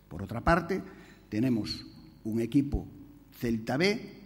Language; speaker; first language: Spanish; native; Spanish